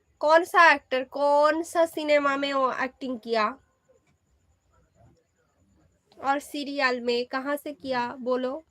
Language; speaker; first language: Hindi; non-native, learner; Bangla